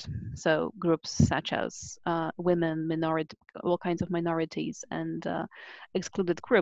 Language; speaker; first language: English; non-native, fluent; Polish